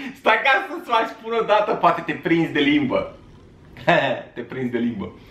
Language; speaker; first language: Romanian; native; Romanian